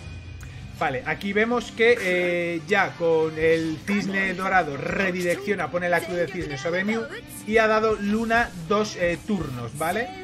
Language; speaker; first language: Spanish; native; Spanish